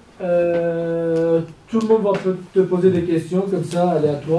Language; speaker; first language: French; non-native, fluent; Kurdish